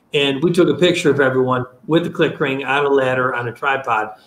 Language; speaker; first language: English; native; English